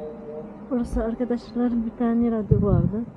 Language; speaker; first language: Turkish; non-native, learner; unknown